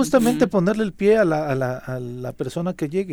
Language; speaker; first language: Spanish; native; Spanish